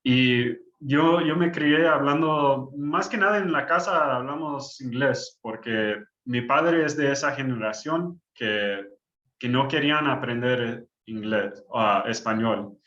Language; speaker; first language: Spanish; early bilingual, heritage; English